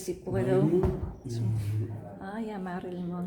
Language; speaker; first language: Spanish; non-native, learner; English